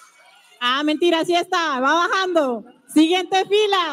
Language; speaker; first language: Spanish; native; Spanish